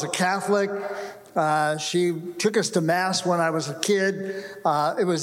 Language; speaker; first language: English; native; English